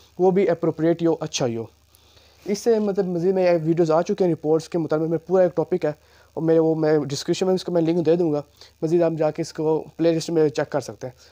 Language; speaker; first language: Urdu; non-native, local second language; Punjabi